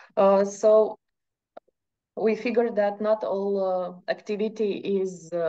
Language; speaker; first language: English; non-native, fluent; Russian